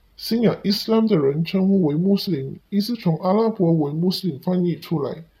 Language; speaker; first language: Chinese; non-native, local second language; Cantonese